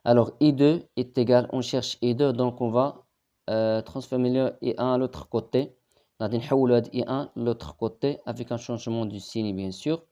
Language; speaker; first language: French; non-native, local second language; Arabic